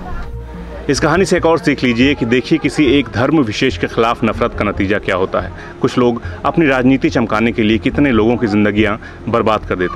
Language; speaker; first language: Hindi; native; Hindi